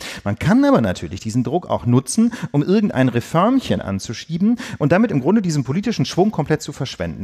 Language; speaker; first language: German; native; German